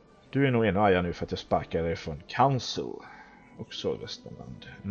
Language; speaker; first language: Swedish; native; Swedish